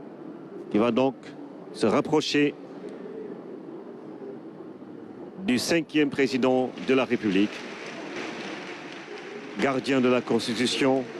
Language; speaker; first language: French; non-native, local second language; Wolof